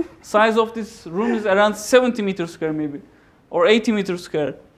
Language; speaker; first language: English; non-native, fluent; Turkish